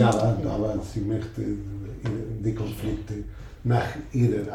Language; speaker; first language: German; non-native, learner; Spanish